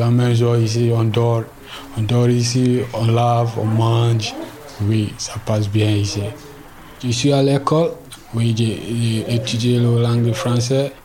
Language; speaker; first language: French; non-native, learner; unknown